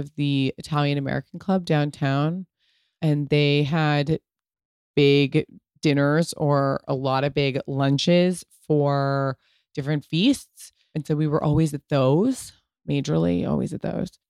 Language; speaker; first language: English; early bilingual, other home language; Italian